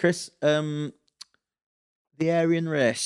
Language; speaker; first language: English; native; English